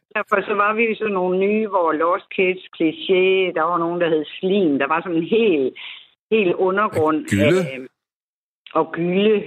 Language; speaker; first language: Danish; native; Danish